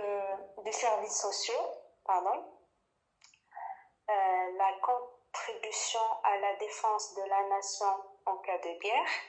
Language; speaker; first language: French; non-native, fluent; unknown